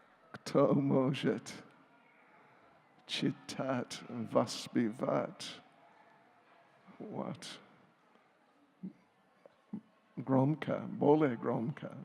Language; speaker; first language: Russian; non-native, learner; English